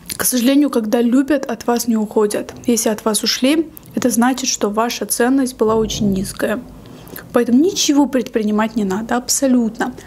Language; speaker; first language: Russian; native; Russian